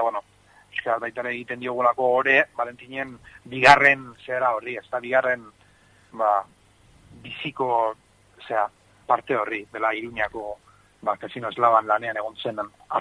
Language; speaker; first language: Basque; native; Basque